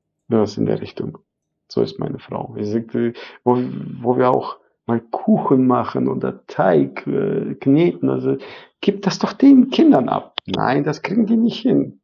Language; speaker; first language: German; non-native, fluent; Arabic